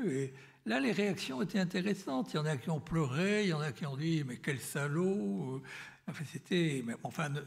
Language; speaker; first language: French; native; French